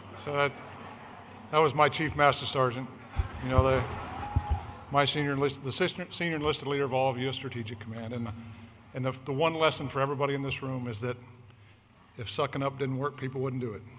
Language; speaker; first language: English; native; English